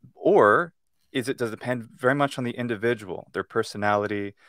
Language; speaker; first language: English; native; English